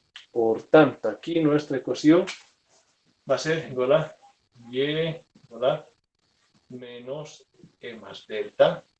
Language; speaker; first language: Spanish; native; Spanish